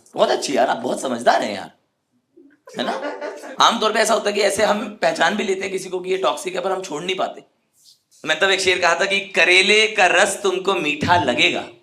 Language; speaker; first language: Hindi; native; Hindi